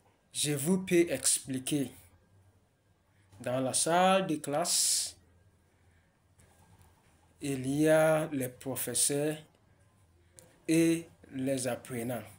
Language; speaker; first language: French; non-native, learner; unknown